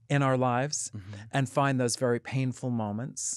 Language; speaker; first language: English; native; English